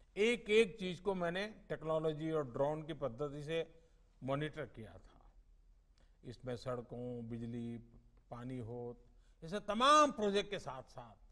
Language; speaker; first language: Hindi; non-native, local second language; Gujarati